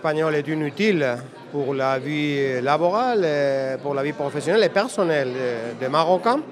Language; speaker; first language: French; non-native, fluent; Spanish